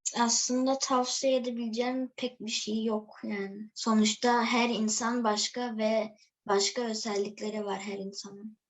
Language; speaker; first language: Turkish; early bilingual, heritage; Turkish